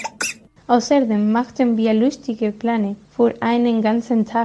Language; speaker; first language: German; non-native, learner; Spanish